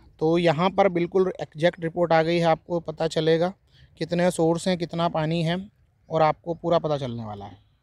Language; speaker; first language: Hindi; native; Hindi